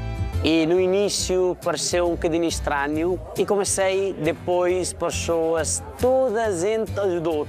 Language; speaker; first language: Portuguese; non-native, fluent; Nepali